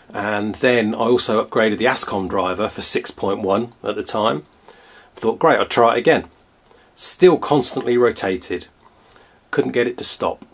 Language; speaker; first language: English; native; English